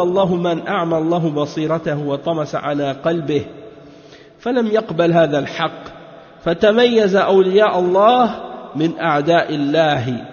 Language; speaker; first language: Arabic; non-native, fluent; French